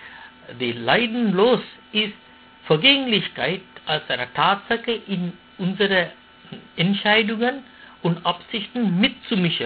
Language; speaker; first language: German; non-native, fluent; Sinhala